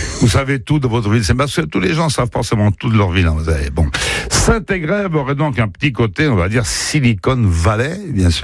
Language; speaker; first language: French; native; French